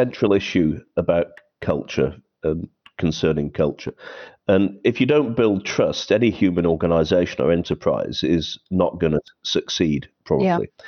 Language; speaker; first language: English; native; English